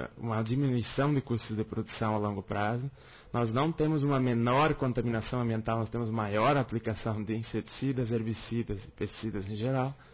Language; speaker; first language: Portuguese; native; Portuguese